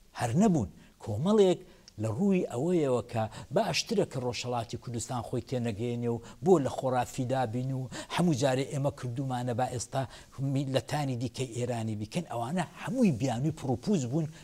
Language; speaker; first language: Central Kurdish; native; Central Kurdish